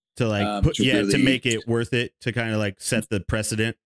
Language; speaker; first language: English; native; English